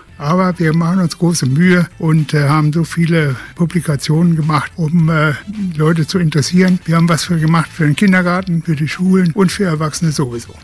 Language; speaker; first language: German; native; German